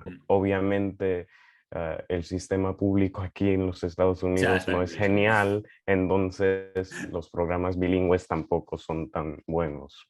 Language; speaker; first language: Spanish; early bilingual, heritage; Spanish